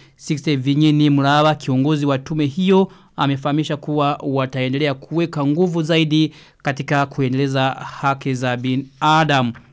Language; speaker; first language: Swahili; non-native, local second language; Rundi